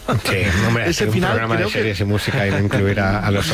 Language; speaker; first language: Spanish; native; Spanish